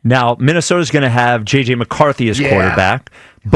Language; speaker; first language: English; native; English